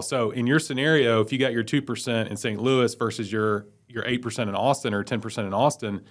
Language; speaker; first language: English; native; English